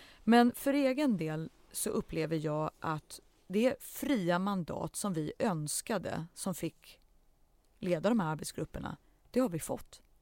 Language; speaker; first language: Swedish; early bilingual, other home language; Central Kurdish